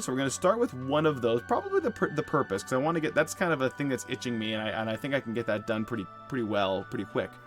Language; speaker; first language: English; native; English